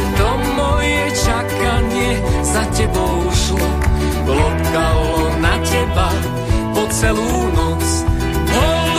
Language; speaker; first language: Slovak; native; Slovak